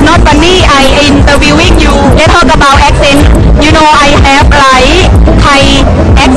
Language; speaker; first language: English; non-native, learner; Thai